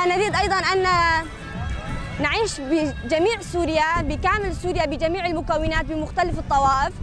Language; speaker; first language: Arabic; non-native, local second language; Armenian